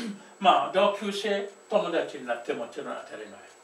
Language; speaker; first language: Japanese; non-native, fluent; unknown